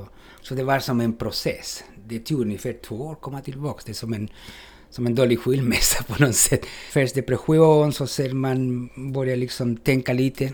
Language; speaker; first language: Swedish; non-native, fluent; Spanish